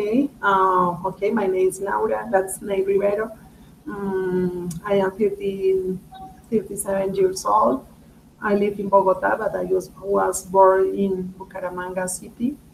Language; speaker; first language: English; non-native, learner; Spanish